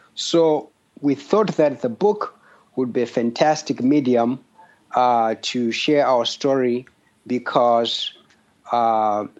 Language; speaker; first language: English; non-native, local second language; Shona